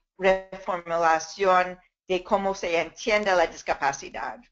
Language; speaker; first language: Spanish; non-native, fluent; English